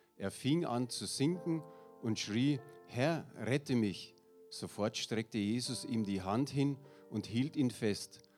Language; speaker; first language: German; non-native, fluent; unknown